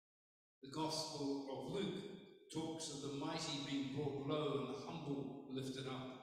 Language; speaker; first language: English; native; English